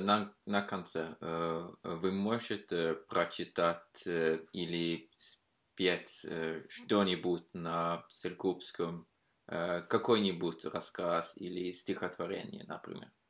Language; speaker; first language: Russian; non-native, fluent; Norwegian